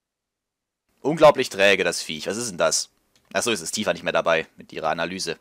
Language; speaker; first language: German; native; German